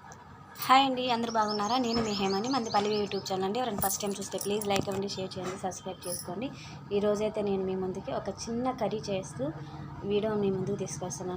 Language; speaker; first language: Telugu; native; Telugu